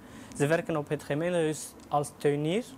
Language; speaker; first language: Dutch; non-native, fluent; Romany